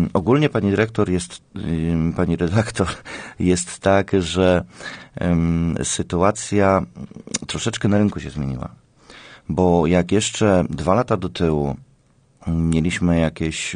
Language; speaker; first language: Polish; native; Polish